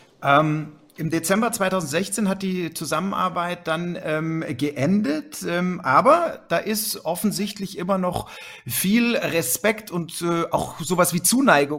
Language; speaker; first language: German; native; German